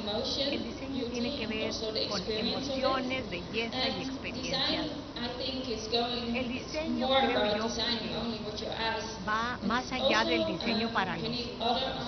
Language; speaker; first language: Spanish; non-native, fluent; Dutch